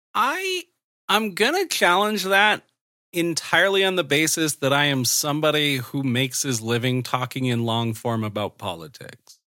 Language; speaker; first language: English; native; English